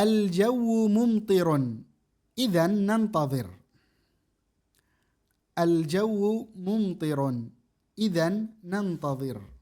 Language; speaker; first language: Arabic; non-native, fluent; Indonesian